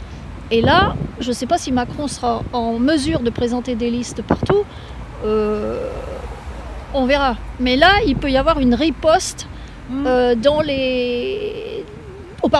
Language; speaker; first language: French; native; French